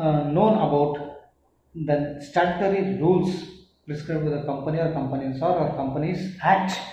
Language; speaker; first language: English; non-native, local second language; Kannada